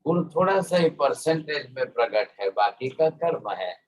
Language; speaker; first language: Hindi; non-native, local second language; Gujarati